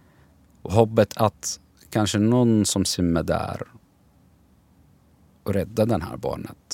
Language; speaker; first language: Swedish; non-native, learner; Arabic